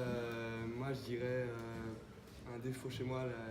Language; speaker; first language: French; native; French